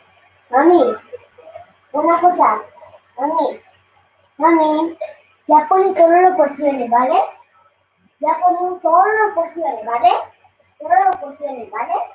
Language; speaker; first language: Spanish; early bilingual, other home language; Filipino